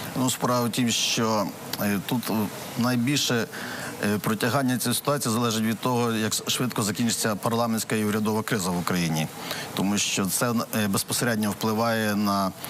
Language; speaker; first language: Ukrainian; native; Ukrainian